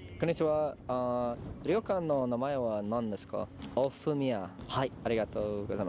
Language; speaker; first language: Japanese; non-native, learner; English